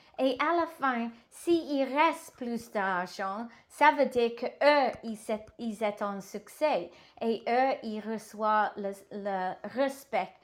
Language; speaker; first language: French; non-native, learner; English